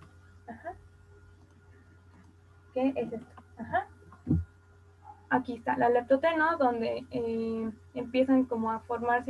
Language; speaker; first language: Spanish; native; Spanish